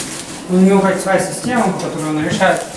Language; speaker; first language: Russian; native; Russian